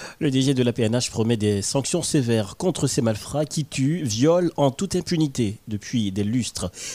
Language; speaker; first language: French; non-native, local second language; Haitian Creole